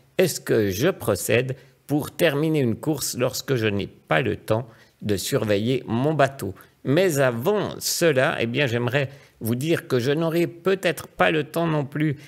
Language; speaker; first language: French; native; French